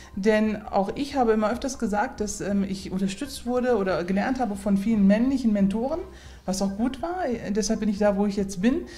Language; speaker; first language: German; native; German